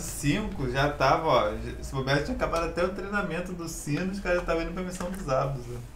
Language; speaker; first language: Portuguese; native; Portuguese